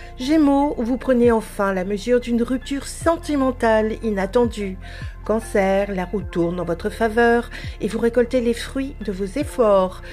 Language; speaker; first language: French; native; French